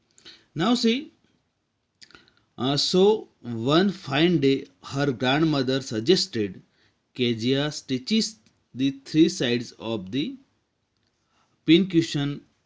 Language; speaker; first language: English; non-native, local second language; Gujarati